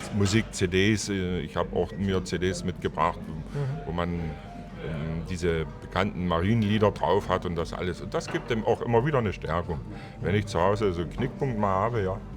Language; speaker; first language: German; non-native, local second language; Upper Sorbian